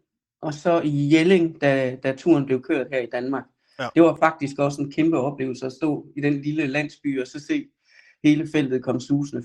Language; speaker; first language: Danish; native; Danish